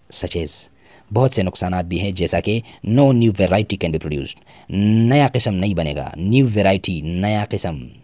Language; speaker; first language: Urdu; non-native, local second language; Pashto